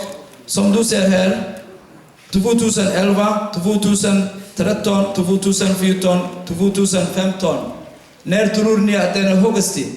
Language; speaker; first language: Swedish; non-native, fluent; Somali